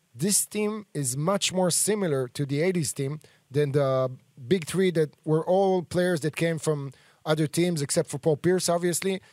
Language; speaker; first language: English; non-native, fluent; Hebrew